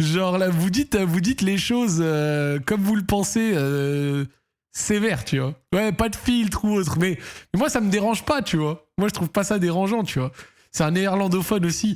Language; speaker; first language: French; native; French